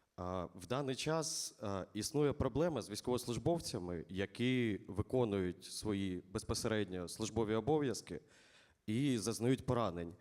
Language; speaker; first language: Ukrainian; native; Ukrainian